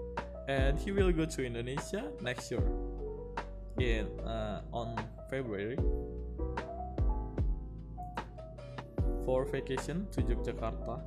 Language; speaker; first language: English; non-native, learner; Indonesian